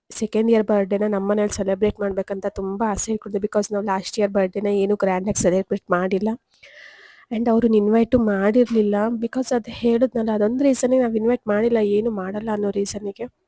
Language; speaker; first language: Kannada; non-native, local second language; Tulu